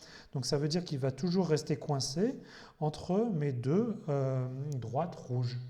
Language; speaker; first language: French; native; French